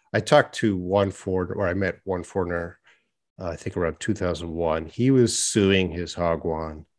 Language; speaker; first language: English; native; English